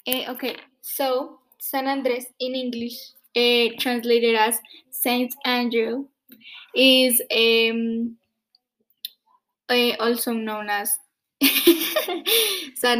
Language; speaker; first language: English; non-native, fluent; Spanish